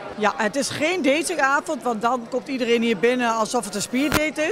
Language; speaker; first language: Dutch; native; Dutch